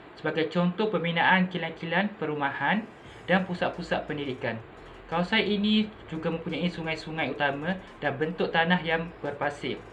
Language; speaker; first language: Malay; native; Malay